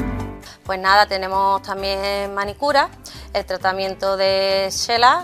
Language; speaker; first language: Spanish; native; Spanish